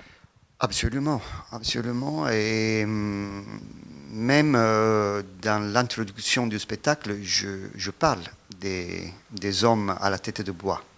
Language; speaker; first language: French; non-native, fluent; Italian